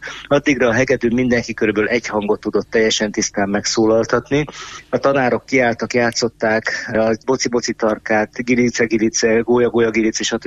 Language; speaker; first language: Hungarian; native; Hungarian